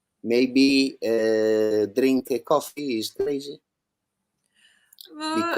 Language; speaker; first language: English; non-native, learner; Italian